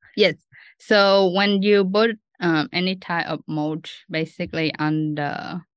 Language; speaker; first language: English; non-native, fluent; Vietnamese